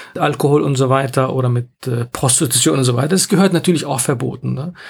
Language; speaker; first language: German; non-native, fluent; Arabic